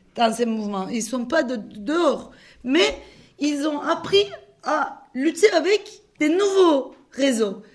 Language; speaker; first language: French; non-native, fluent; Turkish